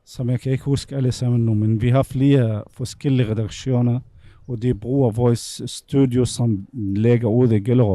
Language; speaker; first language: Danish; non-native, fluent; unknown